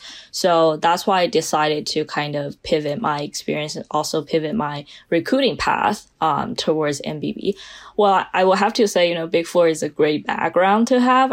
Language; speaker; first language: English; non-native, fluent; Chinese